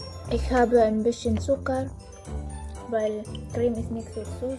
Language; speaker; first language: German; non-native, learner; Filipino